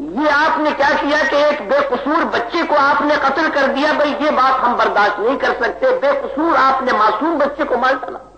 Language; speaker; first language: Urdu; native; Urdu